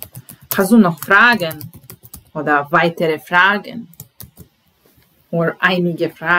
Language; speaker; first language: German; non-native, fluent; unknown